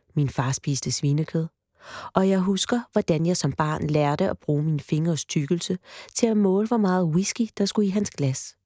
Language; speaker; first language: Danish; early bilingual, heritage; Danish